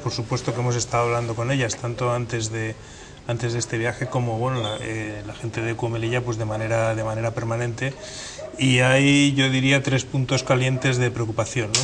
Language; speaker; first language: Spanish; native; Spanish